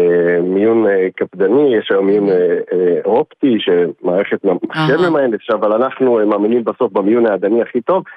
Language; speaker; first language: Hebrew; native; Hebrew